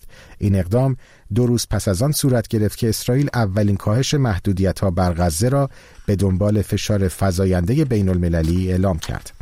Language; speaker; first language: Persian; native; Persian